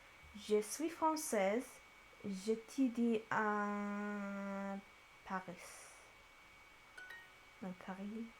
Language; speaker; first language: French; non-native, learner; English